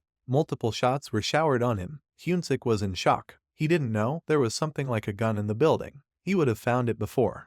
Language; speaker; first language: English; non-native, local second language; Hindi